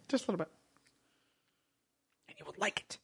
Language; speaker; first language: English; native; English